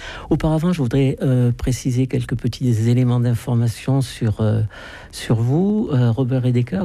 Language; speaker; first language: French; native; French